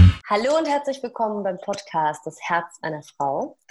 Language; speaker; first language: German; native; German